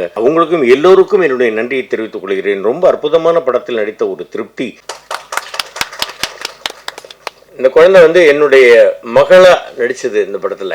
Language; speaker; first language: Tamil; native; Tamil